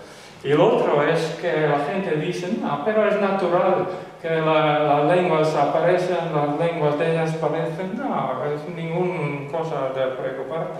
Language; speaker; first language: Spanish; non-native, fluent; Western Frisian